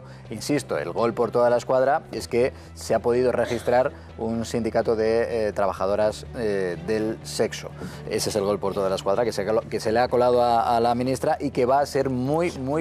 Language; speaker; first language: Spanish; native; Spanish